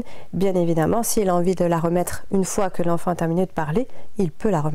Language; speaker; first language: French; native; French